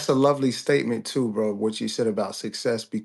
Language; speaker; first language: English; native; English